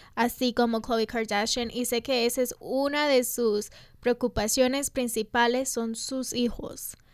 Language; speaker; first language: Spanish; early bilingual, heritage; Spanish